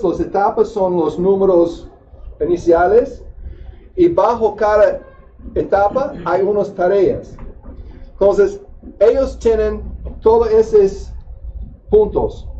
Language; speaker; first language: Spanish; non-native, fluent; English